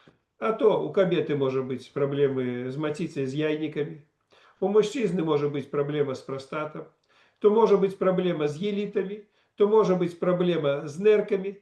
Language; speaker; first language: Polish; non-native, learner; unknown